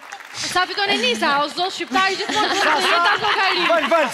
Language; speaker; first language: Albanian; native; Albanian